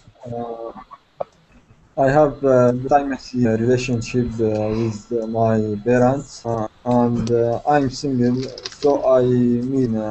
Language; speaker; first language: English; non-native, learner; Arabic